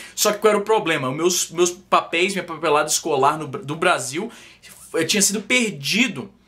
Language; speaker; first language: Portuguese; native; Portuguese